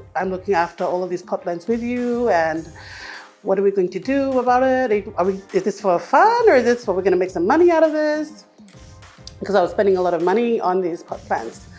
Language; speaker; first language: English; non-native, fluent; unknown